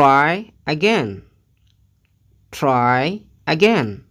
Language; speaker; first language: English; non-native, fluent; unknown